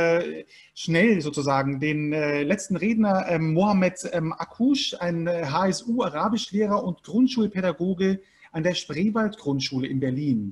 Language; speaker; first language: German; native; German